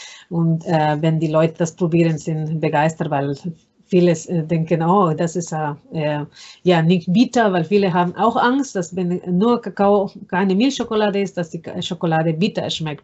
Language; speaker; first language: German; non-native, fluent; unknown